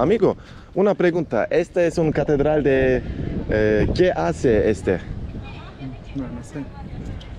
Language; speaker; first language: Spanish; non-native, learner; Turkish